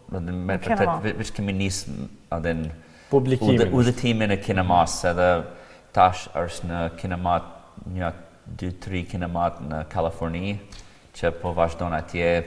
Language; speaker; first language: Albanian; non-native, fluent; English